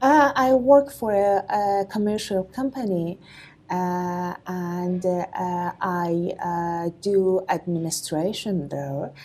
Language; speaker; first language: English; non-native, learner; Persian